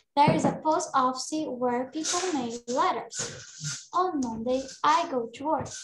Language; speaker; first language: English; non-native, fluent; Portuguese